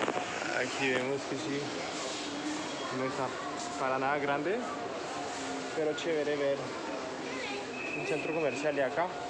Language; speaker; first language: Spanish; non-native, fluent; French